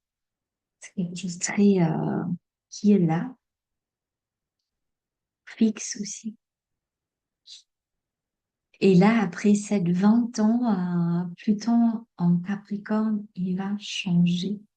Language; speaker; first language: French; non-native, fluent; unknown